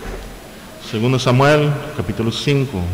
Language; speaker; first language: Spanish; non-native, fluent; English